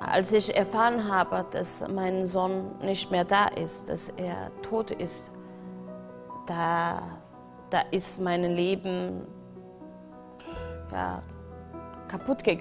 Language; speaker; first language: German; non-native, fluent; Portuguese